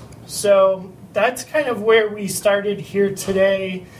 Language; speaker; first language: English; native; English